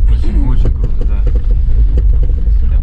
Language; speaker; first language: Russian; native; Russian